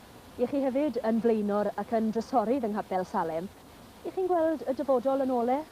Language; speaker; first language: Welsh; native; Welsh